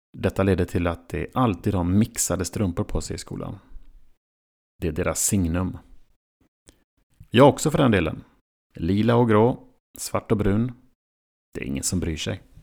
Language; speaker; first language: Swedish; native; Swedish